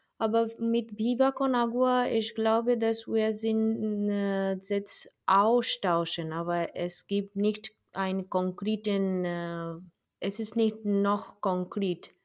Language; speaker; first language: German; non-native, learner; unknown